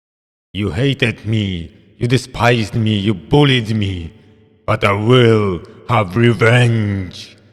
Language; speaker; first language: English; non-native, fluent; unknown